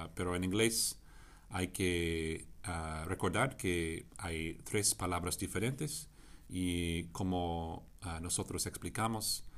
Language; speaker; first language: Spanish; non-native, fluent; English